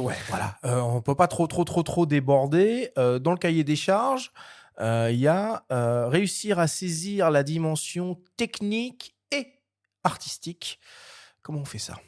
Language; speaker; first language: French; native; French